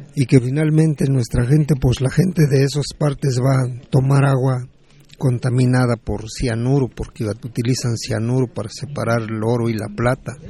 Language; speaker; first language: Spanish; native; Spanish